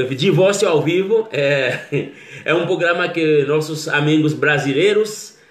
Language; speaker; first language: Portuguese; non-native, learner; Haitian Creole